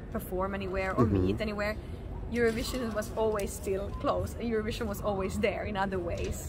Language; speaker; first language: English; non-native, fluent; Finnish